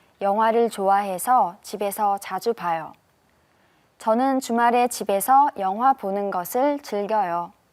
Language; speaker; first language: Korean; native; Korean